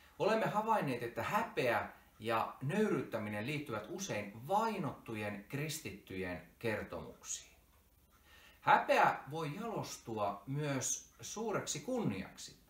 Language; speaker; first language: Finnish; native; Finnish